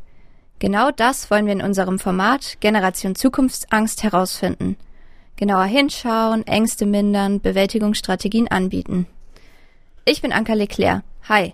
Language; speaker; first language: German; native; German